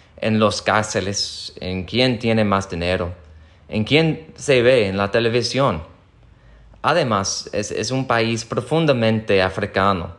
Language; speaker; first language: Spanish; non-native, fluent; English